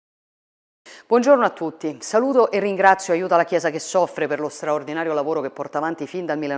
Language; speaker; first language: Italian; native; Italian